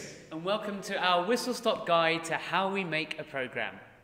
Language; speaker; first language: English; native; English